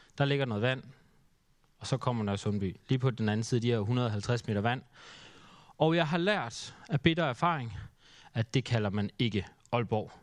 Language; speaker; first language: Danish; native; Danish